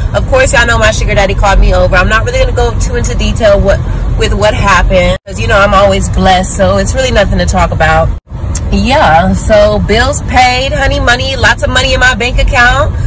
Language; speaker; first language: English; native; English